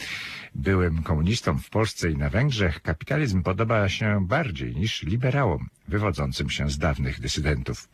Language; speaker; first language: Polish; native; Polish